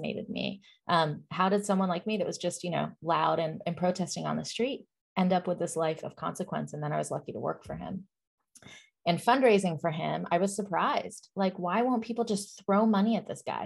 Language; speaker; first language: English; native; English